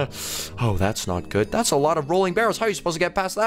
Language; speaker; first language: English; native; English